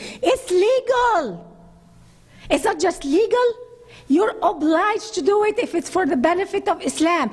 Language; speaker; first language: English; non-native, fluent; Arabic